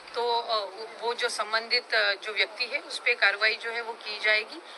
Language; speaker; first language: Hindi; non-native, local second language; Marathi